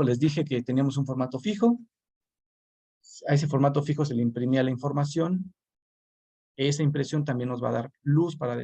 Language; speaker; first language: Spanish; native; Spanish